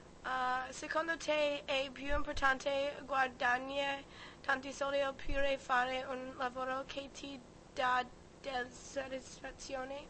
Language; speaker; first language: Italian; non-native, learner; English